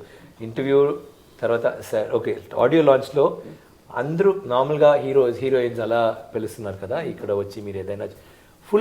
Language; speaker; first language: Telugu; non-native, learner; Tamil